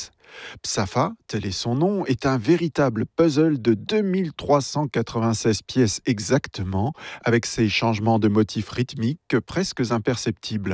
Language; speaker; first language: French; native; French